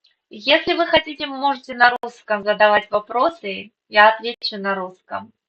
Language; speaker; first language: Russian; non-native, local second language; Armenian